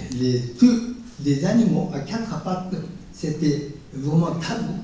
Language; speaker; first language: French; non-native, fluent; Japanese